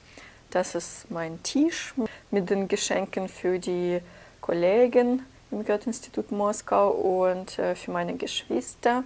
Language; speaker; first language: German; non-native, fluent; Russian